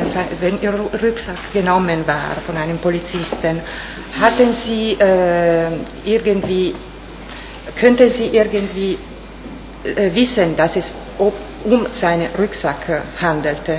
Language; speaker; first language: German; non-native, fluent; Italian